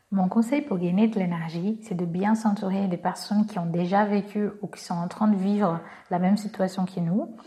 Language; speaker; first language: French; non-native, fluent; Portuguese